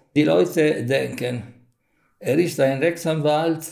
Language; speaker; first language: German; non-native, fluent; Italian